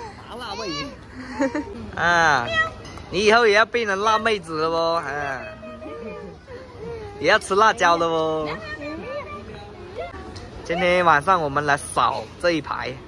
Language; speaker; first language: Chinese; native; Chinese